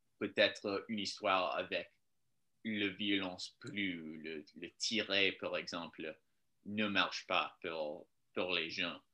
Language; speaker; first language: French; non-native, learner; English